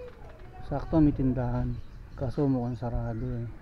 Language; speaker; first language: Filipino; native; Filipino